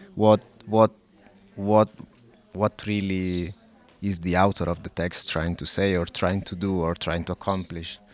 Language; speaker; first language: English; non-native, fluent; Italian